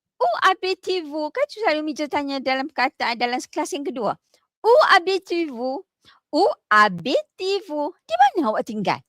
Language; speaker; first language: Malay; native; Malay